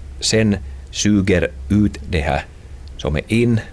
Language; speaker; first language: Swedish; non-native, local second language; Finnish